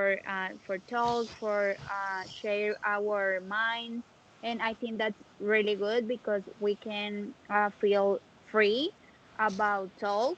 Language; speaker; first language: English; non-native, learner; Spanish